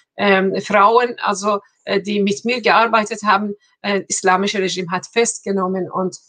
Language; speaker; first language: German; non-native, fluent; Persian